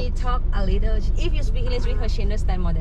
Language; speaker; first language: English; non-native, learner; Thai